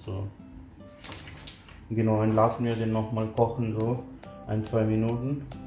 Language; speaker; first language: German; non-native, fluent; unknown